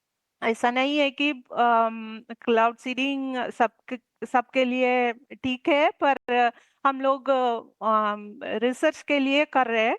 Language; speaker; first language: Hindi; non-native, local second language; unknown